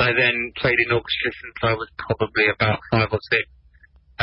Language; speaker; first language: English; native; English